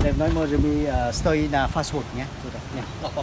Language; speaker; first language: Polish; non-native, learner; Khmer